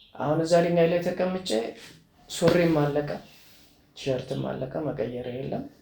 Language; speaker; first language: Amharic; native; Amharic